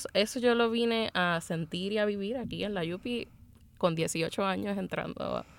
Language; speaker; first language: Spanish; native; Spanish